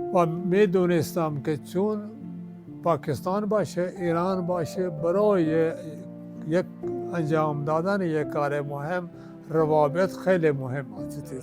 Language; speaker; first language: Persian; non-native, fluent; Urdu